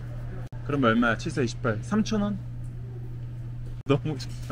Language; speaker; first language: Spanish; non-native, learner; Korean